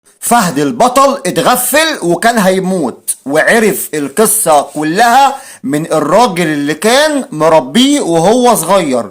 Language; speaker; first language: Arabic; native; Arabic